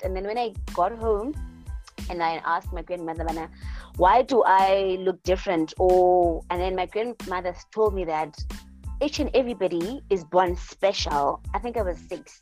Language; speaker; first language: English; non-native, local second language; Xhosa